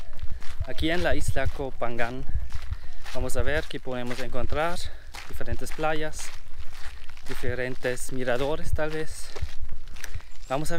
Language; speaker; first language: Spanish; non-native, learner; German